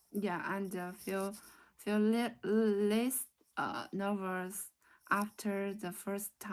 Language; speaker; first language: English; non-native, learner; Chinese